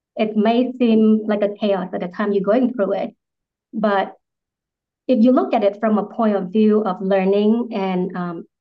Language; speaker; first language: English; non-native, fluent; Vietnamese